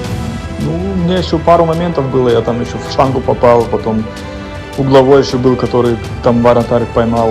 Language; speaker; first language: Russian; early bilingual, heritage; German